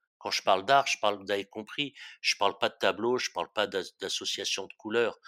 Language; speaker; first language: French; early bilingual, other home language; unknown